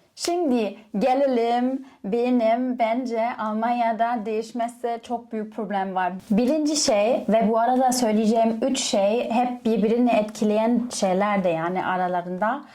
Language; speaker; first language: Turkish; non-native, fluent; German